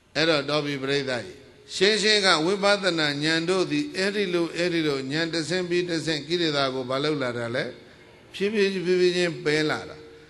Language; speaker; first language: Burmese; native; Burmese